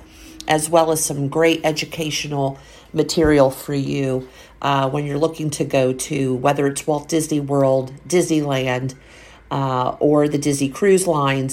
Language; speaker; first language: English; native; English